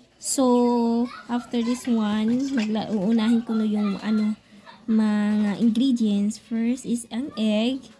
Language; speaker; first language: Filipino; non-native, local second language; Cebuano